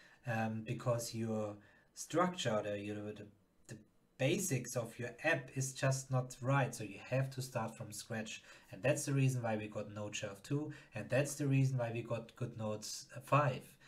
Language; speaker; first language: English; non-native, fluent; German